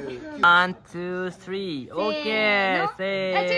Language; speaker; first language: Japanese; non-native, fluent; Nepali